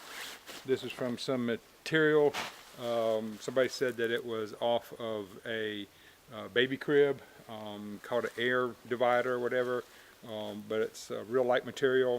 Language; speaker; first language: English; native; English